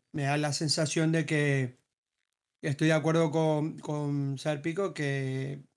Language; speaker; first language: Spanish; native; Spanish